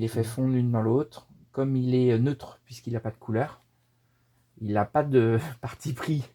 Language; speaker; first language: French; native; French